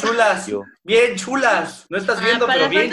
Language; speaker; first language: Spanish; native; Spanish